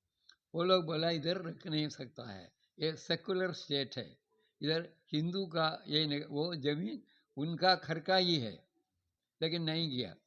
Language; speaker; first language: Hindi; non-native, local second language; Malayalam